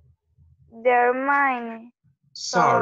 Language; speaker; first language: English; non-native, learner; Portuguese